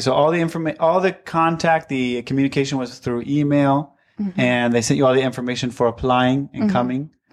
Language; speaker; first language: English; native; English